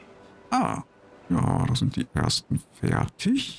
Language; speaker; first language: German; native; German